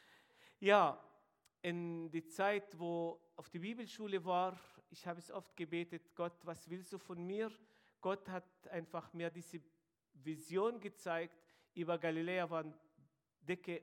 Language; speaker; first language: German; non-native, fluent; Arabic